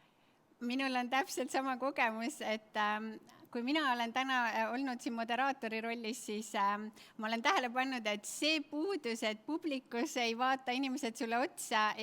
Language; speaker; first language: Estonian; native; Estonian